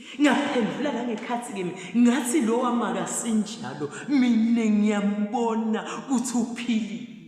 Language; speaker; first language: Zulu; non-native, local second language; Swati